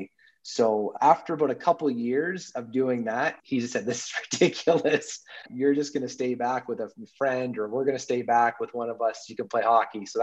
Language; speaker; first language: English; native; English